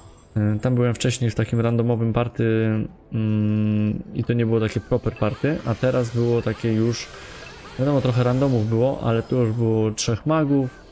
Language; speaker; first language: Polish; native; Polish